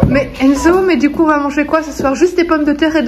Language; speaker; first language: French; native; French